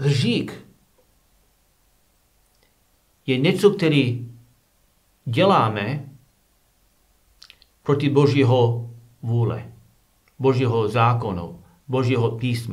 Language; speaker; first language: Czech; non-native, learner; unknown